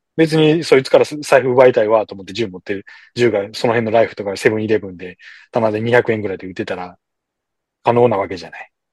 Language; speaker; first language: Japanese; native; Japanese